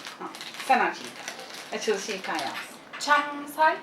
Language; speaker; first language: Turkish; native; Turkish